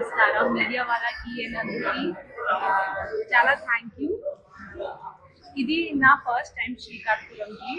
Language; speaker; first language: Telugu; non-native, learner; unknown